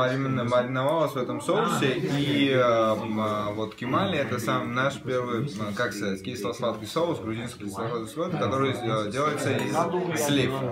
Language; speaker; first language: Russian; non-native, fluent; Georgian